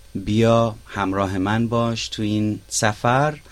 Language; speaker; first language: Persian; non-native, local second language; Arabic